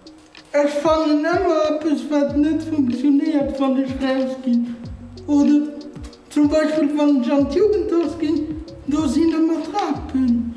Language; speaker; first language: German; non-native, local second language; Luxembourgish